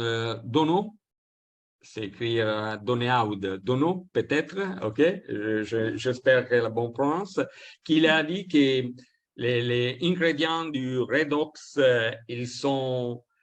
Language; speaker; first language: French; non-native, learner; Italian